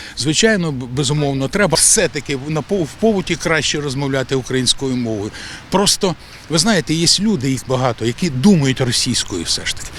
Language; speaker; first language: Ukrainian; non-native, local second language; Russian